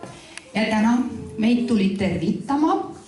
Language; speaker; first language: Estonian; non-native, local second language; Russian